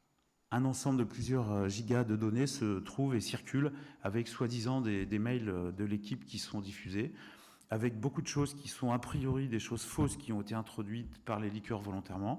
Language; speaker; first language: French; native; French